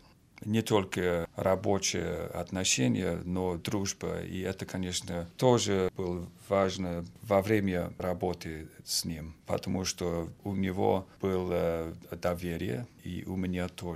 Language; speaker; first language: Russian; non-native, fluent; Finnish